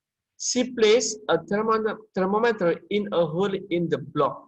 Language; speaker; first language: English; non-native, learner; Indonesian